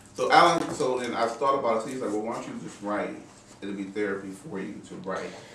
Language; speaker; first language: English; native; English